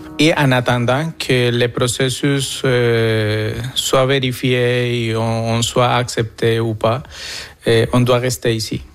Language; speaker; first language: French; non-native, fluent; Spanish